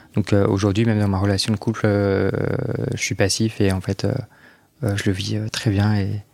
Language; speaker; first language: French; native; French